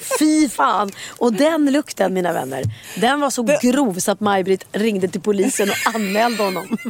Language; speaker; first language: Swedish; native; Swedish